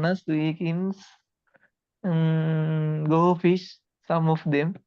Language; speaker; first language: English; non-native, learner; Sinhala